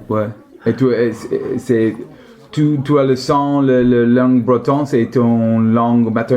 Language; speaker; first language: French; non-native, learner; English